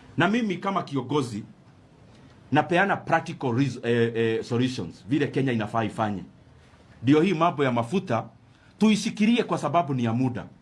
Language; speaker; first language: Swahili; non-native, local second language; Kikuyu